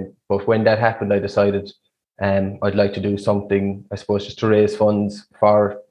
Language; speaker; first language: English; native; English